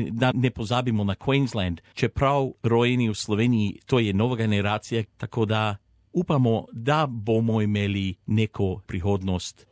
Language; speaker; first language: Slovenian; early bilingual, heritage; Slovenian